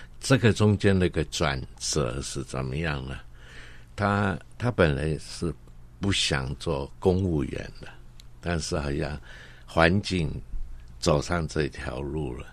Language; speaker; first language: Chinese; non-native, local second language; Cantonese